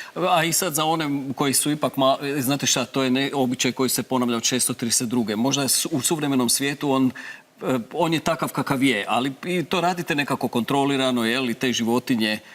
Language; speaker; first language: Bosnian; native; Bosnian